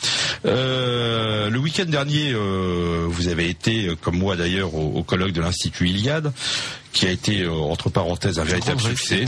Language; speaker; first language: French; native; French